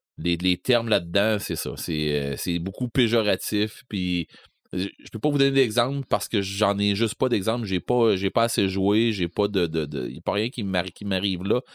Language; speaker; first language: French; native; French